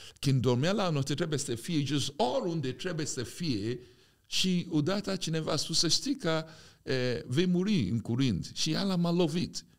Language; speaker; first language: Romanian; non-native, fluent; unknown